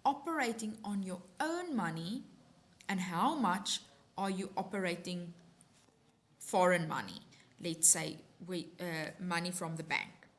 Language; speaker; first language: English; non-native, local second language; Afrikaans